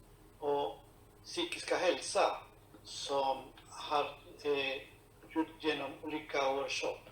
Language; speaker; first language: Swedish; non-native, fluent; Spanish